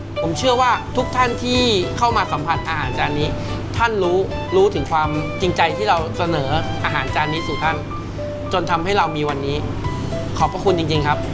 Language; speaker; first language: Thai; native; Thai